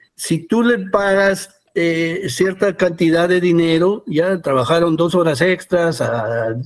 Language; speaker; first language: Spanish; early bilingual, heritage; Spanish